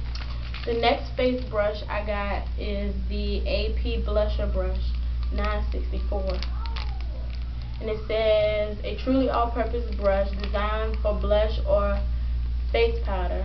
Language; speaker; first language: English; native; English